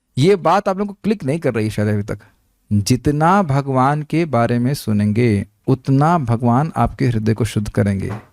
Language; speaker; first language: Hindi; native; Hindi